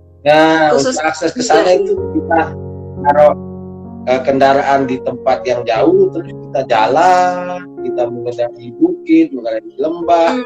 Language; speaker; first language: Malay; non-native, local second language; Sasak